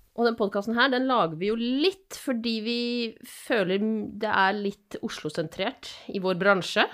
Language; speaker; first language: Norwegian; native; Norwegian